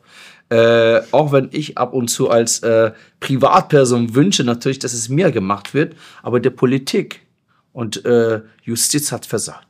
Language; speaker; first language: German; non-native, fluent; Persian